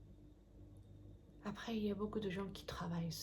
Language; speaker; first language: French; non-native, fluent; Japanese